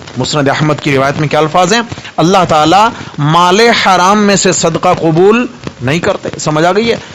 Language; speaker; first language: Urdu; non-native, local second language; Punjabi